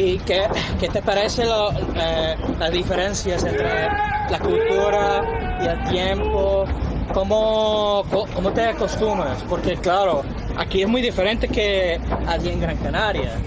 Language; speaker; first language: Spanish; non-native, fluent; English